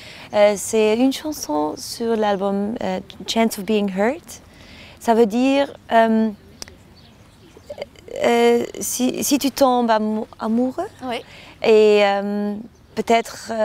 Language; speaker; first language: French; non-native, learner; German